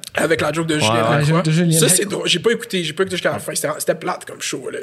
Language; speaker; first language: French; native; French